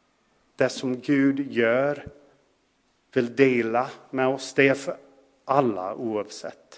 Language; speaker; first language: Swedish; non-native, fluent; English